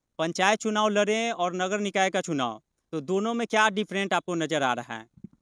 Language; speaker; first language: Hindi; native; Hindi